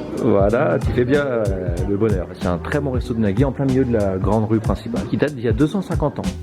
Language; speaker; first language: French; native; French